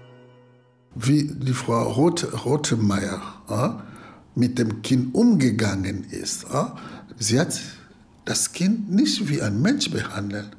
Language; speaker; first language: German; non-native, fluent; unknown